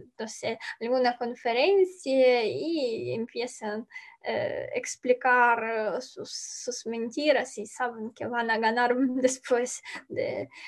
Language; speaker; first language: Spanish; non-native, learner; Ukrainian